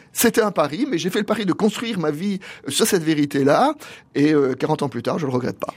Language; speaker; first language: French; native; French